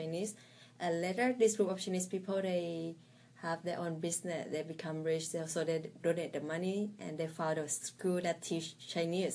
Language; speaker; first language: English; non-native, fluent; Thai